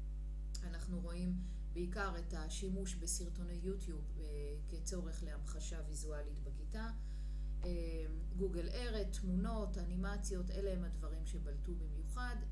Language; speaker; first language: Hebrew; native; Hebrew